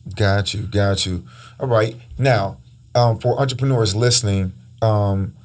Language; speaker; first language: English; early bilingual, other home language; Spanish